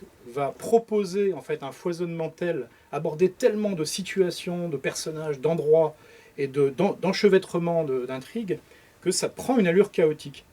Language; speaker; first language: French; native; French